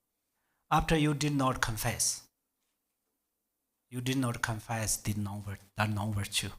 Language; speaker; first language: English; non-native, learner; Tibetan